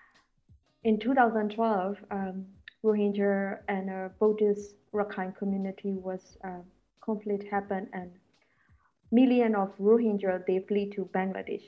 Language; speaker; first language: English; non-native, fluent; Burmese